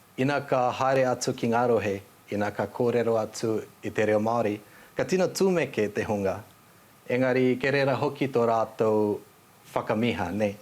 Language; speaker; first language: Māori; non-native, fluent; Nepali